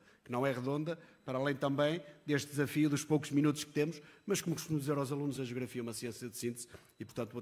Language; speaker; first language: Portuguese; native; Portuguese